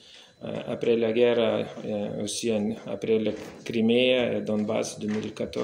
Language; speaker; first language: French; non-native, fluent; Lithuanian